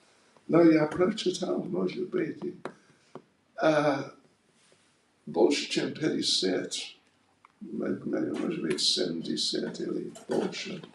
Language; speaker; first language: Russian; non-native, learner; English